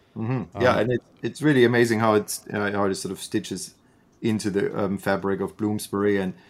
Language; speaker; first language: English; non-native, fluent; German